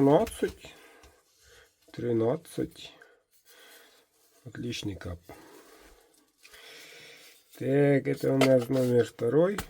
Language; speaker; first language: Russian; non-native, local second language; Yakut